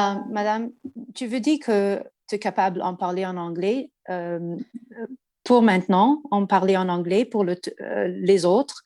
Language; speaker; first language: French; non-native, learner; English